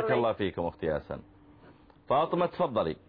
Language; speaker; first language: Arabic; native; Arabic